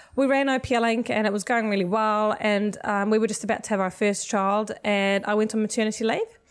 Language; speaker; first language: English; non-native, fluent; Swedish